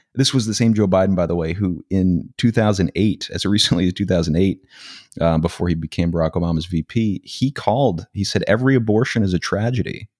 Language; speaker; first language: English; native; English